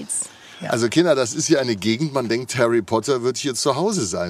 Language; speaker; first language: German; native; German